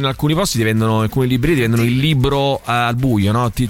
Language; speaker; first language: Italian; native; Italian